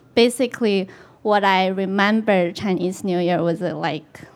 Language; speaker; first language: English; non-native, fluent; Chinese